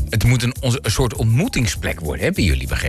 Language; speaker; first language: Dutch; native; Dutch